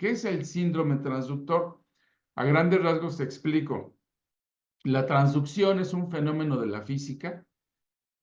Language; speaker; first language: Spanish; native; Spanish